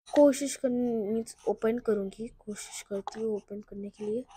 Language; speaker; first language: Hindi; non-native, local second language; Urdu